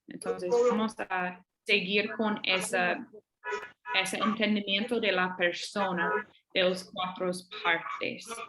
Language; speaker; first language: Spanish; non-native, fluent; English